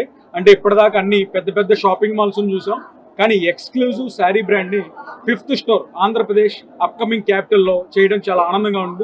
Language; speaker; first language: Telugu; native; Telugu